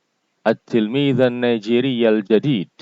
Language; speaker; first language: Arabic; non-native, fluent; Indonesian